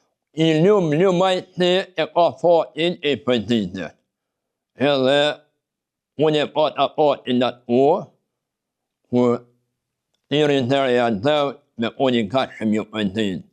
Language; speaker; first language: Albanian; native; Albanian